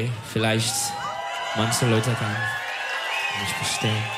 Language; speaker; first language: German; non-native, learner; Turkish